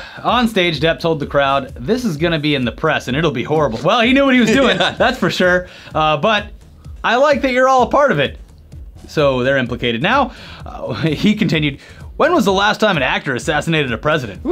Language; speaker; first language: English; native; English